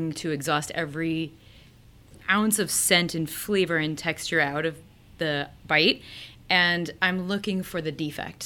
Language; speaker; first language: English; native; English